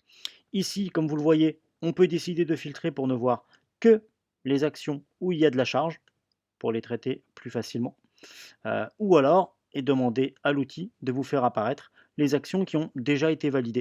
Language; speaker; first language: French; native; French